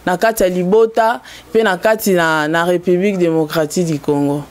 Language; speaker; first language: Lingala; native; Lingala